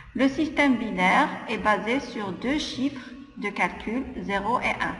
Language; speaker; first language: French; non-native, local second language; Arabic